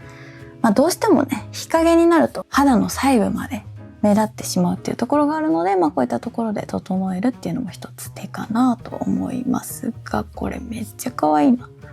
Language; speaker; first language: Japanese; native; Japanese